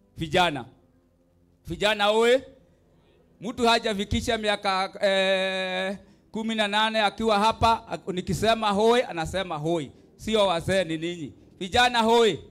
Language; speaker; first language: Swahili; non-native, local second language; Kikuyu